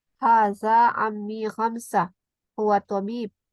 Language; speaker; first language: Arabic; non-native, learner; Indonesian